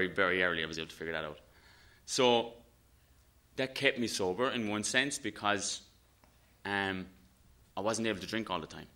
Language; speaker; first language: English; native; English